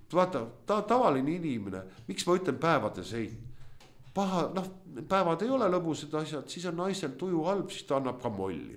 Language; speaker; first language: Estonian; non-native, local second language; Russian